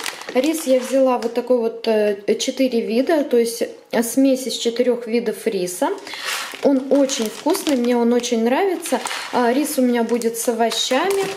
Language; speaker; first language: Russian; native; Russian